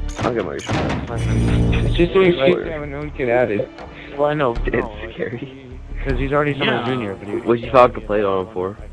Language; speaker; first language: English; native; English